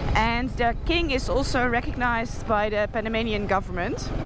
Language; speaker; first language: English; non-native, fluent; Dutch